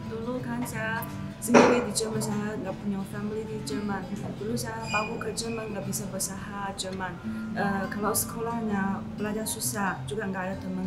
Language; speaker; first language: Indonesian; non-native, learner; Chinese